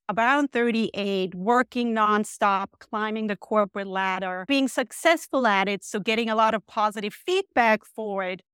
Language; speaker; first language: English; non-native, fluent; German